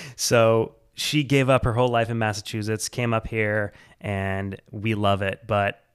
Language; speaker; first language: English; native; English